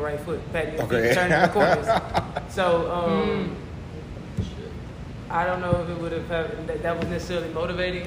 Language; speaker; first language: English; native; English